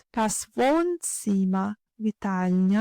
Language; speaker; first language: German; non-native, fluent; Ukrainian